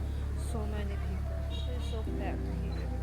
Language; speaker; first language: English; non-native, learner; Chinese